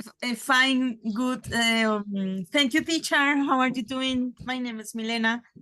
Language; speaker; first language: English; non-native, learner; Spanish